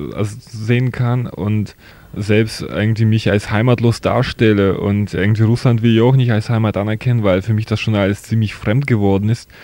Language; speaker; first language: German; non-native, fluent; Russian